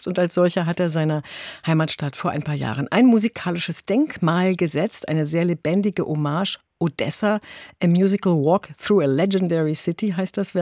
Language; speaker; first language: German; native; German